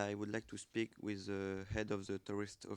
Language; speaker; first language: English; non-native, learner; French